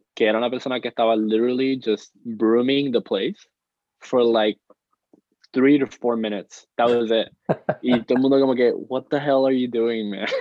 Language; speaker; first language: English; non-native, fluent; Spanish